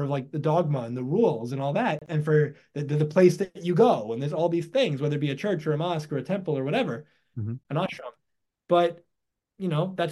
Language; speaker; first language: English; native; English